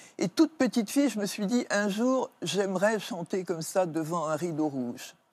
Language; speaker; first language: French; native; French